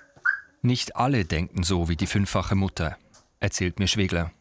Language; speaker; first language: German; native; German